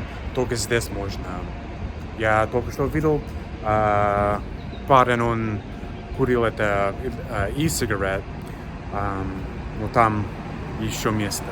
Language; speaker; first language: Russian; non-native, learner; English